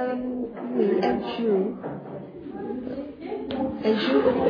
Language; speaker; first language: French; non-native, fluent; English